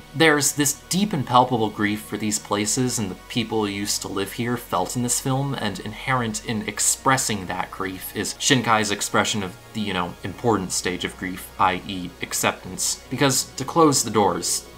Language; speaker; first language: English; native; English